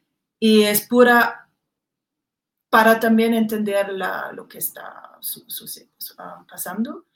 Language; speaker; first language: Spanish; non-native, fluent; German